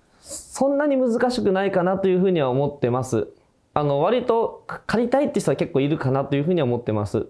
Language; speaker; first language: Japanese; native; Japanese